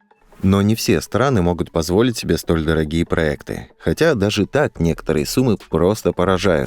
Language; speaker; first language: Russian; native; Russian